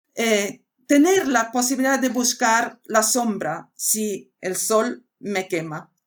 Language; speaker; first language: Spanish; non-native, fluent; Swedish